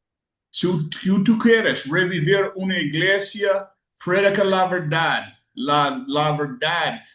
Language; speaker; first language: Spanish; non-native, learner; English